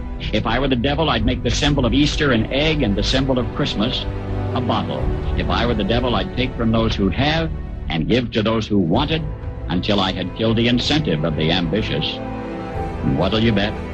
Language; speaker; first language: English; native; English